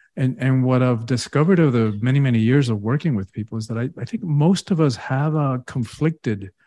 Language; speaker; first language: English; early bilingual, other home language; Spanish